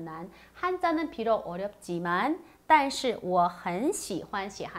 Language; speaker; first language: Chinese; non-native, fluent; Korean